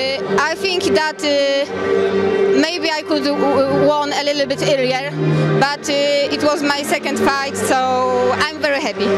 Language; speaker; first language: English; non-native, learner; Polish